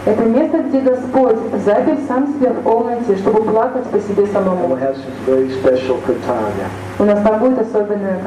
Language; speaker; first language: Russian; native; Russian